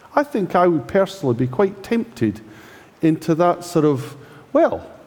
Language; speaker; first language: English; native; English